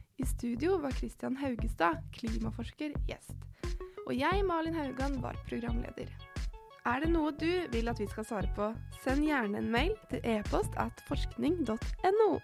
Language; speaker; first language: Norwegian; native; Norwegian